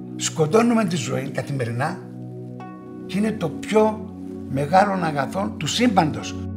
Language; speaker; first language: Greek; early bilingual, heritage; Greek